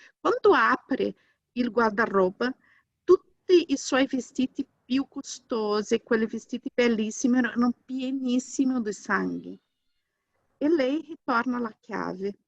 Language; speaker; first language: Italian; non-native, fluent; Portuguese